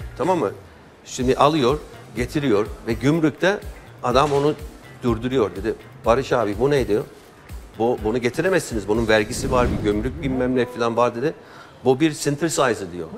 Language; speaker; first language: Turkish; non-native, fluent; English